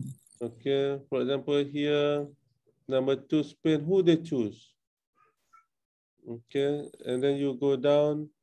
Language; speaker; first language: English; non-native, local second language; Malay